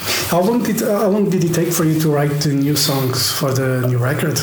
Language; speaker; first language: English; non-native, fluent; Portuguese